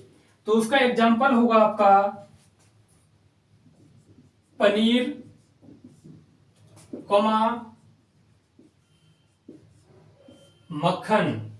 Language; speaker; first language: Hindi; native; Hindi